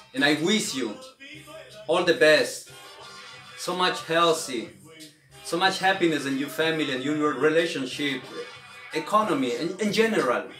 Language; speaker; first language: English; non-native, learner; Spanish